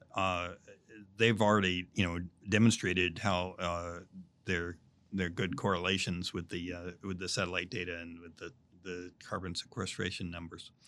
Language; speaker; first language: English; native; English